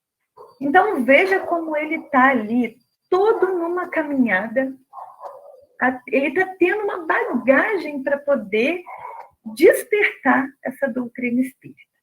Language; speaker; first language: Portuguese; native; Portuguese